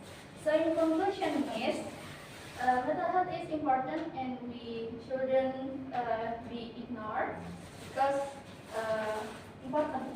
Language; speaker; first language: English; non-native, learner; Indonesian